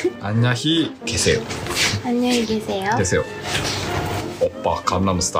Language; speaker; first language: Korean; non-native, learner; Japanese